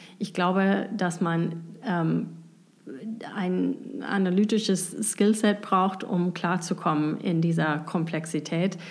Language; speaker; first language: German; non-native, fluent; English